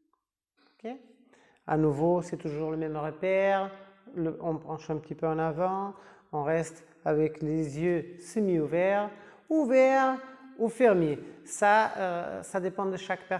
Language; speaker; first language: French; non-native, fluent; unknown